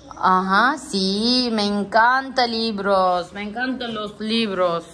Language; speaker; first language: Spanish; non-native, learner; Turkish